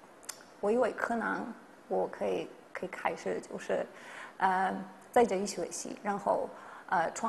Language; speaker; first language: Chinese; non-native, fluent; Polish